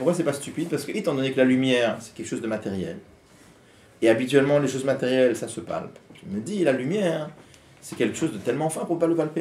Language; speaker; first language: French; native; French